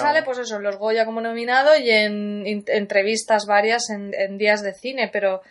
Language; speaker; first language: Spanish; native; Spanish